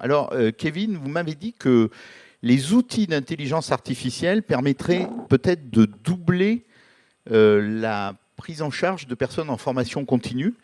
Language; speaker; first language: French; native; French